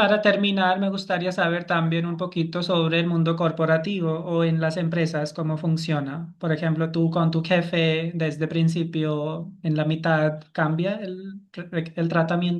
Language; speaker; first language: Spanish; non-native, fluent; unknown